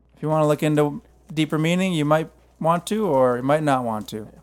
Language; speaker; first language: English; native; English